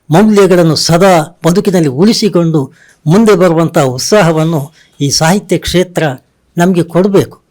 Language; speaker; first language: Kannada; non-native, local second language; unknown